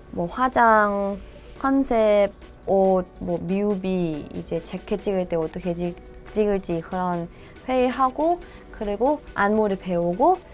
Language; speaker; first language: Korean; non-native, fluent; Thai